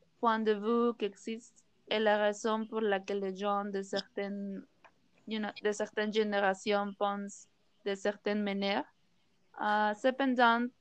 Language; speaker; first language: French; non-native, learner; Spanish